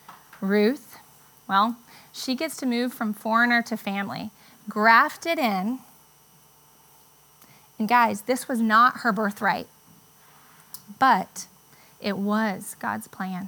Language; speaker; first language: English; native; English